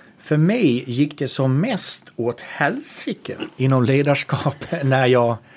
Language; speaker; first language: Swedish; native; Swedish